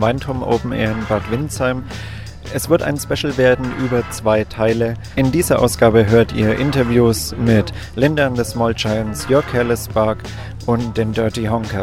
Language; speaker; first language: German; native; German